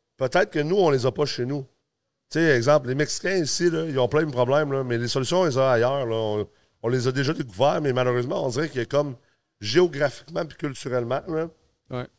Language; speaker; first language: French; early bilingual, other home language; English